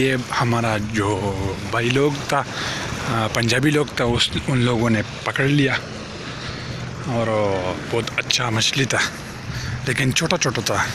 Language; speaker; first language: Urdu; non-native, local second language; Pashto